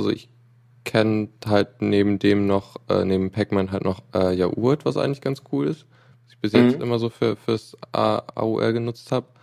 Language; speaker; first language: German; native; German